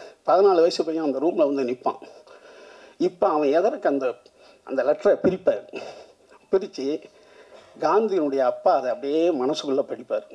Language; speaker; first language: Tamil; native; Tamil